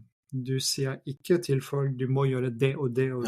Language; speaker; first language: Norwegian; non-native, fluent; French